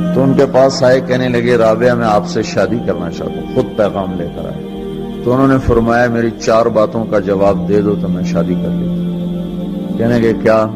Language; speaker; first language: Urdu; non-native, local second language; Punjabi